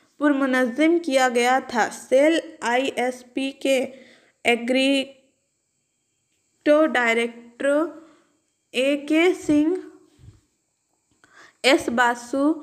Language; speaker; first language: Hindi; non-native, local second language; Urdu